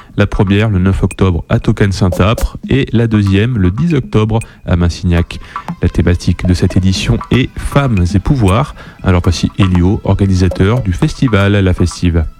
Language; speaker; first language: French; native; French